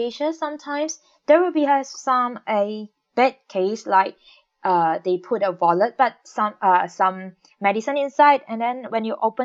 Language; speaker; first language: English; non-native, local second language; Chinese